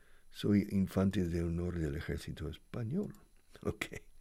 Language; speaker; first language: Spanish; non-native, fluent; English